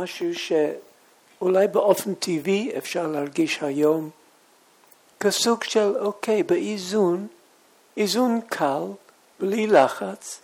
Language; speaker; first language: Hebrew; non-native, fluent; English